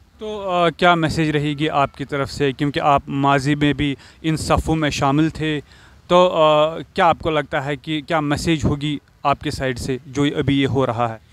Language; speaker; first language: Hindi; non-native, local second language; Kashmiri